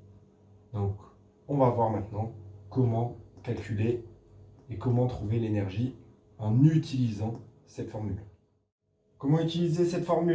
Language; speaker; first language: French; native; French